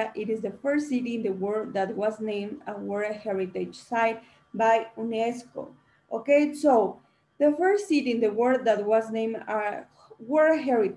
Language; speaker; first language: English; non-native, learner; Spanish